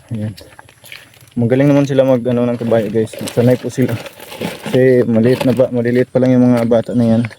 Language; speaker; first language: Filipino; non-native, local second language; Cebuano